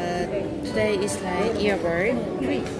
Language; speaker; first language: English; non-native, learner; Korean